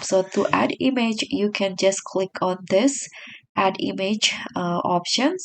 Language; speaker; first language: English; non-native, fluent; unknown